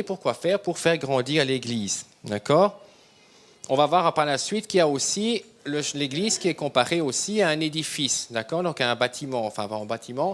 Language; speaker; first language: French; native; French